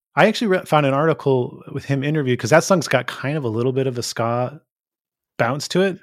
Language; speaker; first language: English; native; English